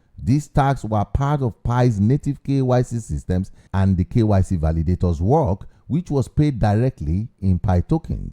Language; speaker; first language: English; non-native, local second language; Yoruba